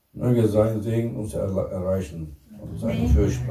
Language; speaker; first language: German; non-native, fluent; Turkish